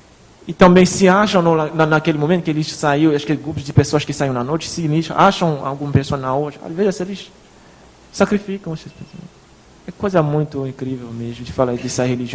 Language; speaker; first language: Portuguese; non-native, fluent; Haitian Creole